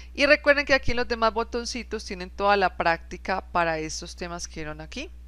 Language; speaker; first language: Spanish; native; Spanish